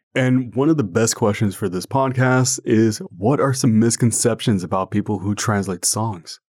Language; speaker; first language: English; non-native, fluent; French